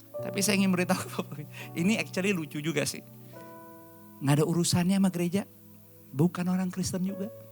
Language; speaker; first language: Indonesian; native; Indonesian